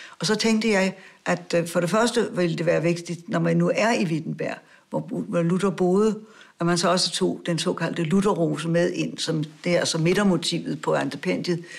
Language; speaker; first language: Danish; native; Danish